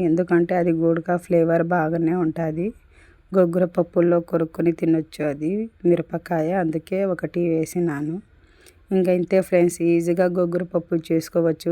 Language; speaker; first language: Telugu; non-native, local second language; Urdu